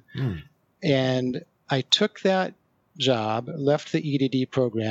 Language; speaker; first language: English; native; English